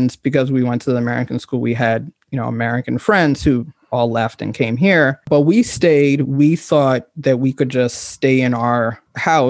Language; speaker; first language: English; native; English